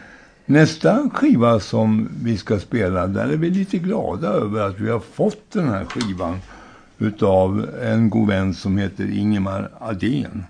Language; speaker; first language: Swedish; native; Swedish